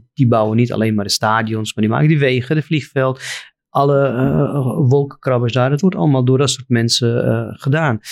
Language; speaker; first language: Dutch; non-native, fluent; Arabic